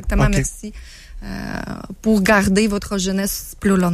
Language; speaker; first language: French; non-native, learner; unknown